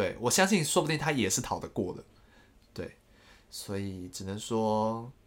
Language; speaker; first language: Chinese; native; Chinese